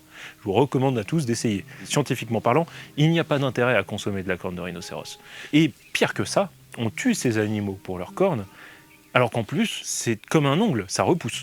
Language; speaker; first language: French; native; French